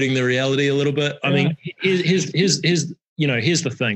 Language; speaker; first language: English; native; English